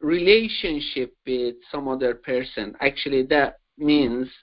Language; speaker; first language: English; non-native, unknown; Persian